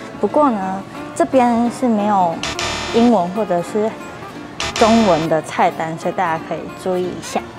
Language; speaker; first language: Chinese; native; Chinese